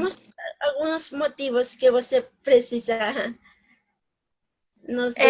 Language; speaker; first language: Portuguese; non-native, learner; Spanish